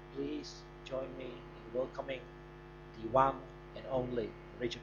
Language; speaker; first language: English; non-native, fluent; Czech